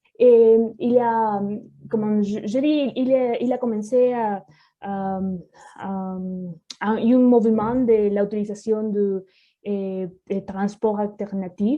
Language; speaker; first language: French; non-native, learner; Spanish